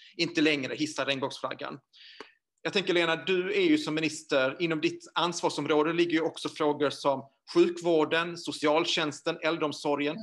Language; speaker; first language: Swedish; native; Swedish